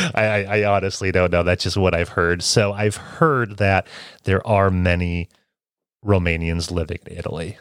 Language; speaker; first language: English; early bilingual, other home language; Romanian